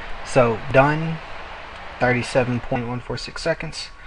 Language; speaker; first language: English; native; English